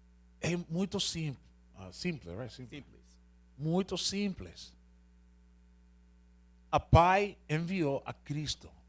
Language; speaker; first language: Portuguese; non-native, learner; Spanish